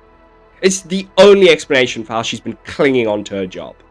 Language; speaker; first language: English; native; English